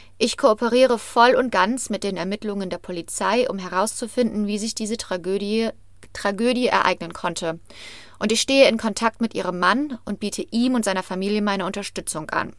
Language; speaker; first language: German; native; German